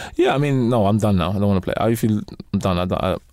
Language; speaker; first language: English; native; English